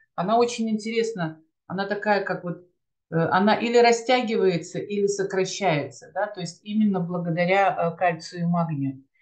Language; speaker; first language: Russian; native; Russian